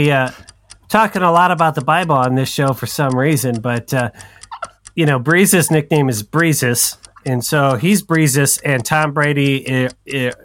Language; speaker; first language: English; native; English